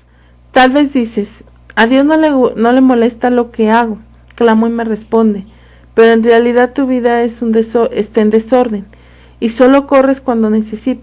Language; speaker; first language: Spanish; native; Spanish